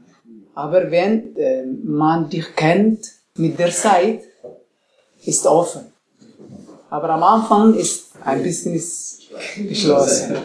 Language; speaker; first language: German; non-native, learner; Tigrinya